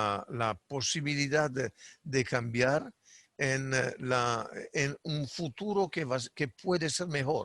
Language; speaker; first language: Spanish; non-native, fluent; Italian